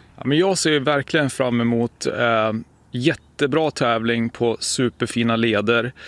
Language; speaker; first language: Swedish; native; Swedish